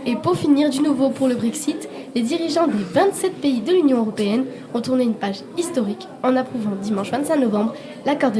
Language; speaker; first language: French; native; French